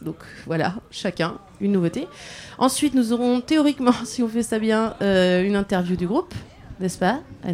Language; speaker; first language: French; native; French